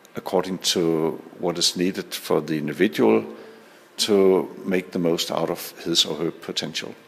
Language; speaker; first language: English; non-native, fluent; Danish